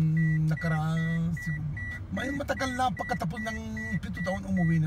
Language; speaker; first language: Filipino; non-native, learner; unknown